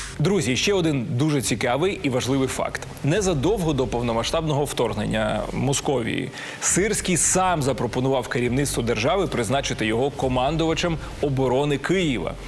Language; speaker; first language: Ukrainian; native; Ukrainian